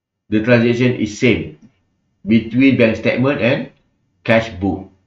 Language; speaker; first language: English; non-native, local second language; Malay